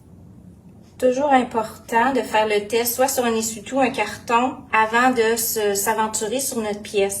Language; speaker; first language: French; native; French